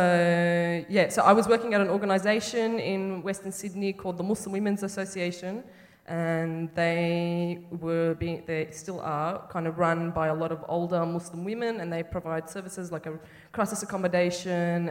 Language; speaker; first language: English; native; English